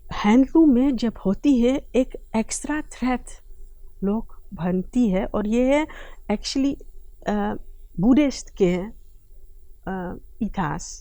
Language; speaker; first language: Hindi; early bilingual, heritage; Dutch